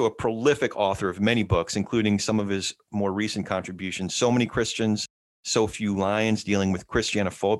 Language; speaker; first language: English; native; English